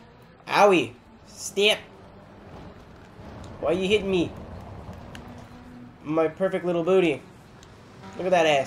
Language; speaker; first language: English; native; English